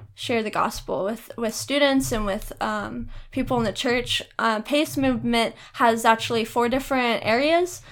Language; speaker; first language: English; native; English